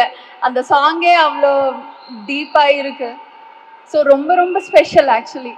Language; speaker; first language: Tamil; non-native, fluent; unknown